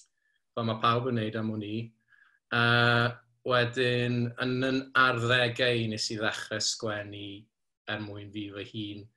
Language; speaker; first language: Welsh; native; Welsh